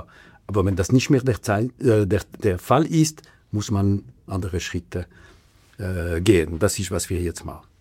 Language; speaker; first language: German; non-native, local second language; French